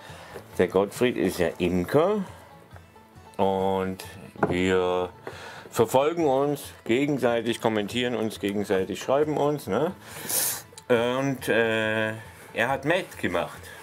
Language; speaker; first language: German; native; German